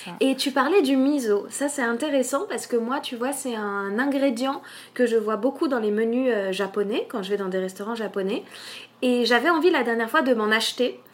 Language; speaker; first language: French; native; French